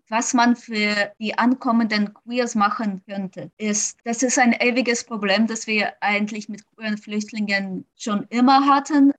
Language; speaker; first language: German; non-native, fluent; Ukrainian